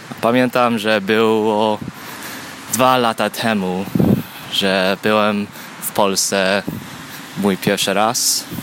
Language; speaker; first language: Polish; early bilingual, heritage; Polish